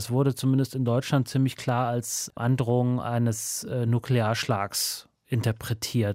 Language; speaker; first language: German; native; German